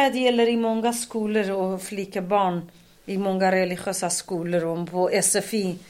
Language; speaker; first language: Swedish; non-native, fluent; Kurdish